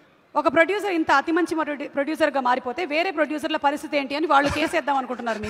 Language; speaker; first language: Telugu; native; Telugu